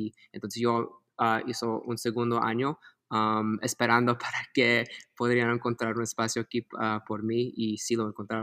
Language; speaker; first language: Spanish; early bilingual, heritage; Spanish